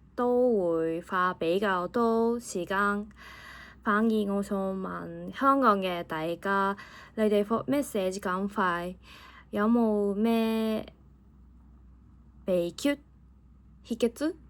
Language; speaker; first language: Cantonese; non-native, fluent; Japanese